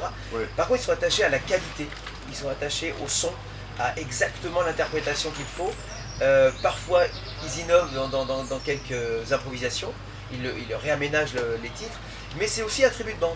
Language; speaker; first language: French; native; French